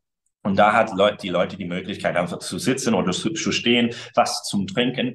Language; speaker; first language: German; early bilingual, other home language; English